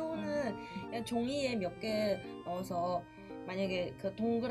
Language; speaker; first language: Korean; non-native, fluent; Chinese